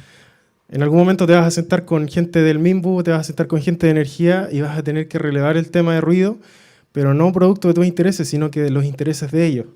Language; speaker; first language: Spanish; native; Spanish